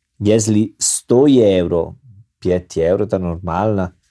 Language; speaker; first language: Russian; non-native, learner; Italian